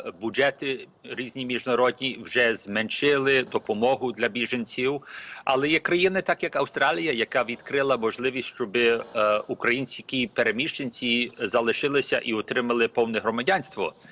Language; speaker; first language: Ukrainian; early bilingual, heritage; Ukrainian